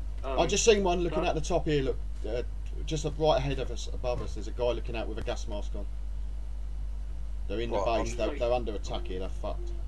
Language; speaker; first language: English; native; English